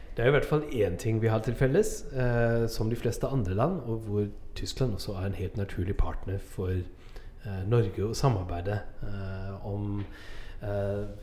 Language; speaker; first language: Norwegian; non-native, fluent; German